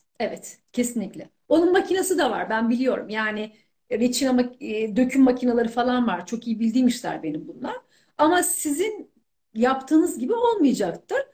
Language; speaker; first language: Turkish; native; Turkish